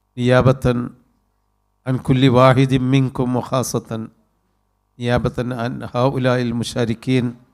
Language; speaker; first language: Arabic; non-native, fluent; Malayalam